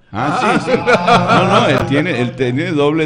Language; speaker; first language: Spanish; native; Spanish